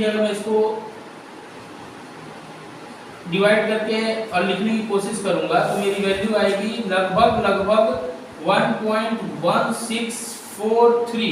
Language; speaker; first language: Hindi; native; Hindi